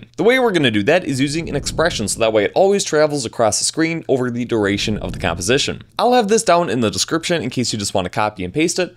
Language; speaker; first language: English; native; English